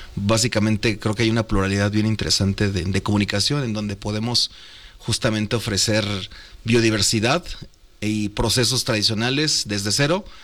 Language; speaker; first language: Spanish; native; Spanish